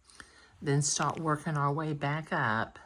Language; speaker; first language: English; native; English